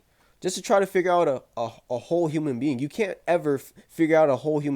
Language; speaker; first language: English; native; English